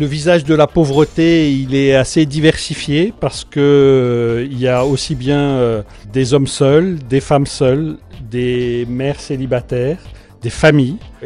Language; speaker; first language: French; native; French